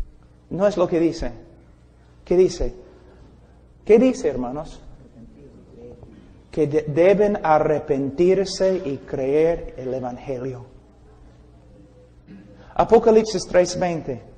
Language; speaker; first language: Spanish; non-native, fluent; English